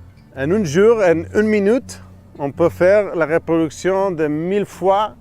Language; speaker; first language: French; non-native, fluent; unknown